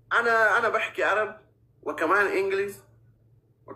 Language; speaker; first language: Arabic; non-native, learner; Amharic